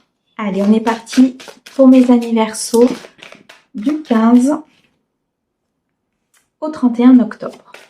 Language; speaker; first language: French; native; French